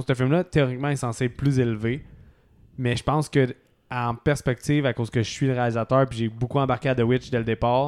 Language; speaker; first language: French; native; French